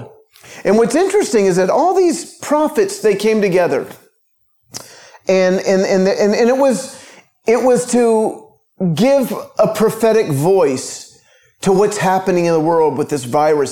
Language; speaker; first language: English; native; English